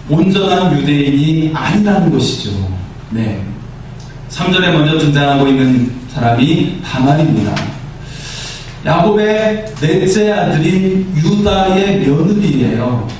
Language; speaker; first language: Korean; native; Korean